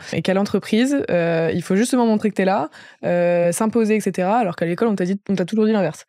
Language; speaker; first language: French; native; French